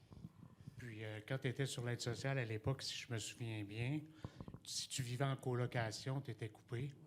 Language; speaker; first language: French; native; French